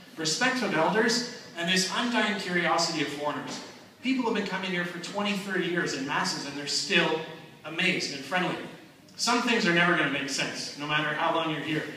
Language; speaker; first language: English; native; English